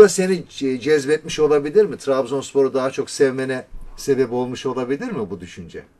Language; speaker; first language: Turkish; native; Turkish